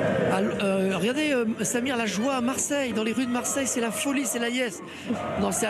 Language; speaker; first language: French; native; French